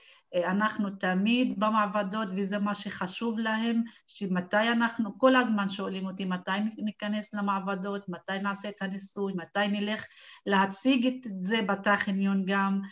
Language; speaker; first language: Hebrew; non-native, local second language; Arabic